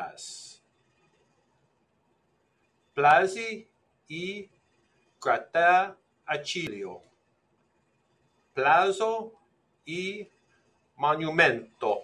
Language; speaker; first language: Italian; non-native, learner; English